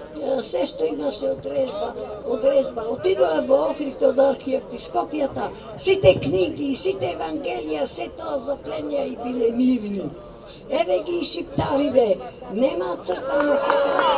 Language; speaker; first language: Macedonian; native; Macedonian